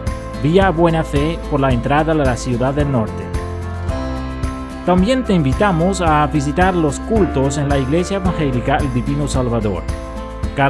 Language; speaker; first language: Spanish; native; Spanish